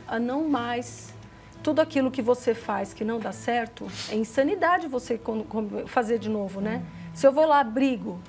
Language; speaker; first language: Portuguese; native; Portuguese